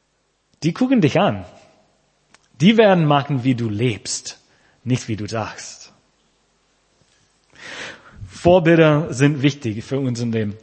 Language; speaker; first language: German; non-native, fluent; English